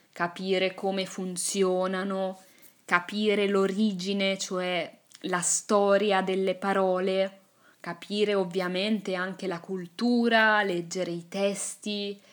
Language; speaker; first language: Italian; native; Italian